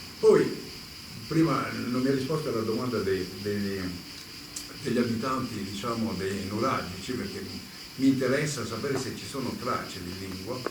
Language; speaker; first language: Italian; non-native, local second language; Sardinian